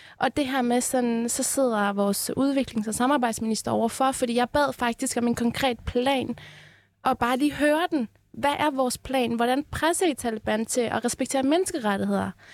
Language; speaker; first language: Danish; early bilingual, other home language; Persian